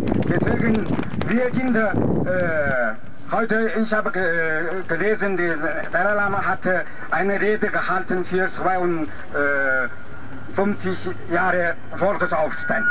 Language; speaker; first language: German; non-native, learner; Mongolian